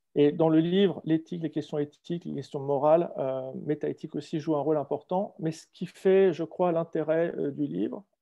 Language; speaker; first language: French; native; French